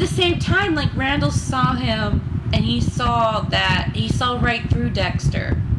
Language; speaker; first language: English; native; English